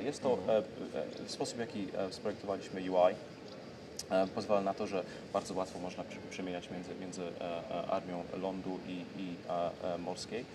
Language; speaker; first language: Polish; early bilingual, heritage; Polish